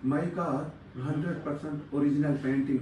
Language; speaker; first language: English; non-native, learner; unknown